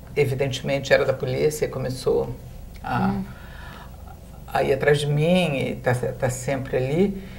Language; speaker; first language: Portuguese; native; Portuguese